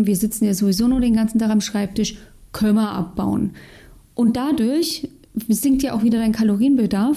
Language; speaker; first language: German; native; German